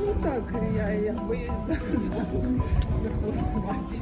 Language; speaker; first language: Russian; native; Russian